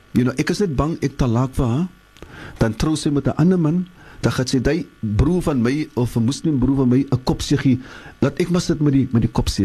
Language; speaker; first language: Afrikaans; early bilingual, heritage; Afrikaans